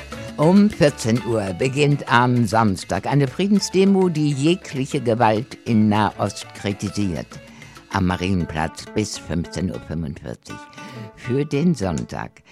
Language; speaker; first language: German; native; German